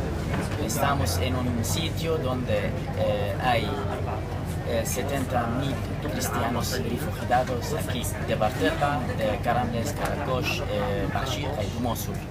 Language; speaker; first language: Spanish; non-native, fluent; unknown